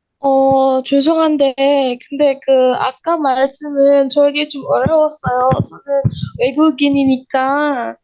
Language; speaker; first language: Korean; non-native, learner; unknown